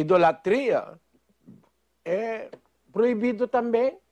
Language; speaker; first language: Portuguese; non-native, fluent; Filipino